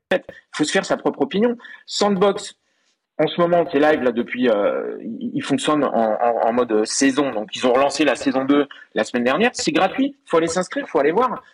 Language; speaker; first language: French; native; French